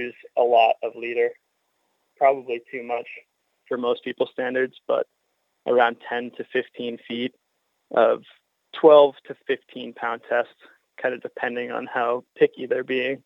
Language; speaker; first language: English; native; English